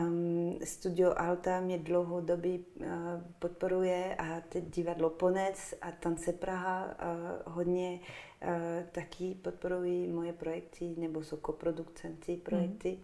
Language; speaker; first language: Czech; non-native, fluent; French